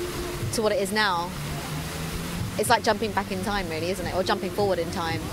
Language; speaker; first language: English; native; English